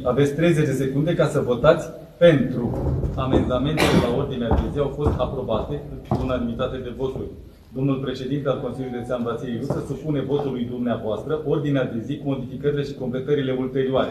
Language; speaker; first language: Romanian; native; Romanian